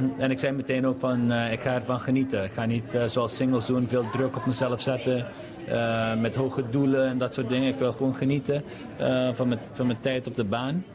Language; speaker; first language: Dutch; non-native, local second language; Papiamento